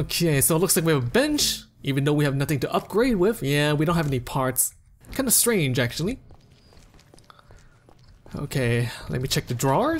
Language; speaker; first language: English; native; English